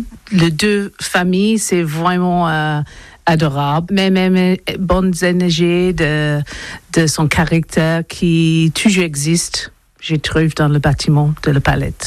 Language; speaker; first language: French; non-native, learner; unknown